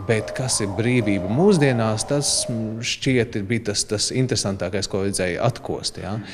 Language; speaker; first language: Latvian; native; Latvian